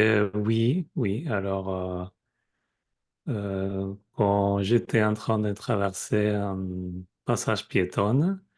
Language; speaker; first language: French; non-native, fluent; Spanish